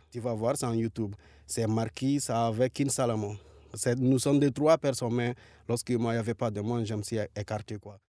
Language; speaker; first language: French; non-native, local second language; Fula